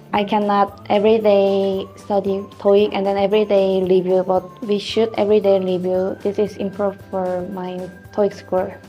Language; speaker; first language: English; non-native, learner; Korean